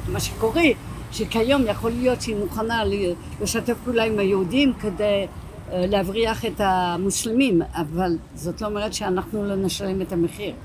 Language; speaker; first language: Hebrew; non-native, fluent; French